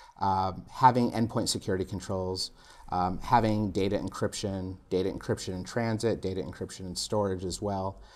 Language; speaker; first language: English; native; English